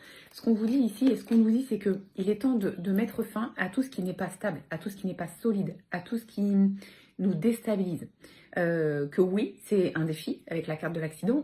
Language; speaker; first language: French; native; French